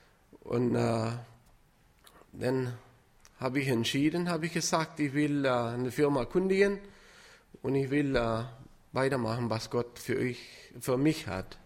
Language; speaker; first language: German; non-native, fluent; Spanish